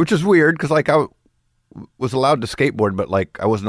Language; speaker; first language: English; early bilingual, other home language; German